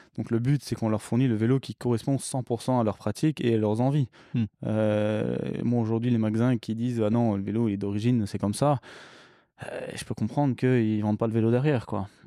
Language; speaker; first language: French; early bilingual, other home language; English